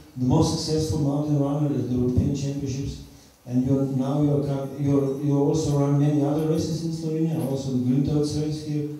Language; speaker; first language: English; non-native, fluent; Slovenian